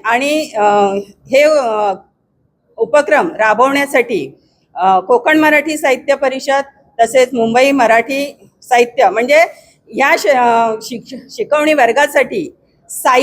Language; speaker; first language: Marathi; native; Marathi